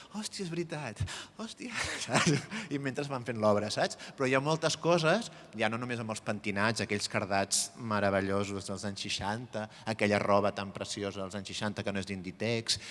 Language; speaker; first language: Catalan; native; Catalan